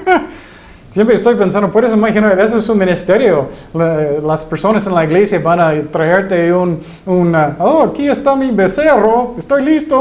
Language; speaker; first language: Spanish; non-native, fluent; English